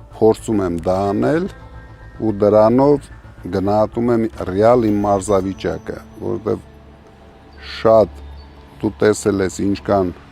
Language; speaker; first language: Armenian; native; Armenian